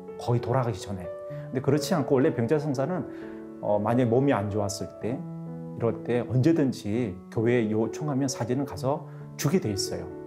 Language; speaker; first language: Korean; native; Korean